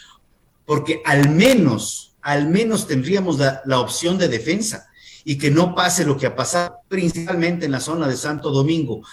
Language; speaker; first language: Spanish; native; Spanish